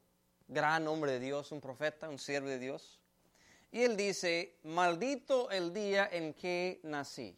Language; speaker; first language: Spanish; native; Spanish